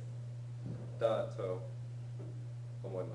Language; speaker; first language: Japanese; non-native, learner; English